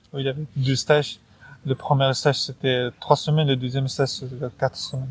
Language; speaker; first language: French; non-native, learner; Persian